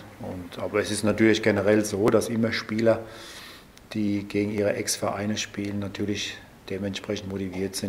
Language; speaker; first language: German; native; German